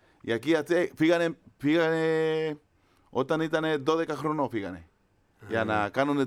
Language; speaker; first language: Greek; non-native, learner; Spanish